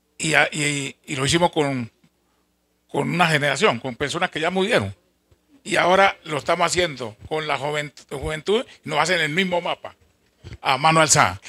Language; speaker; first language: Spanish; native; Spanish